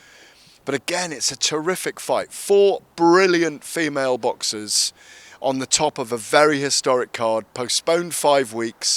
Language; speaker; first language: English; native; English